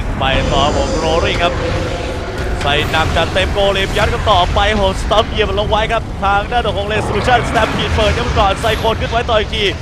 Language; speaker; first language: Thai; native; Thai